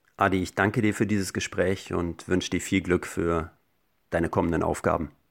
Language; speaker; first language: German; native; German